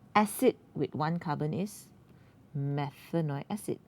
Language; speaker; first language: English; non-native, local second language; Malay